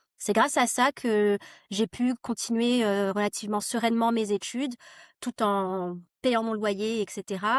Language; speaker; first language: French; non-native, local second language; Malagasy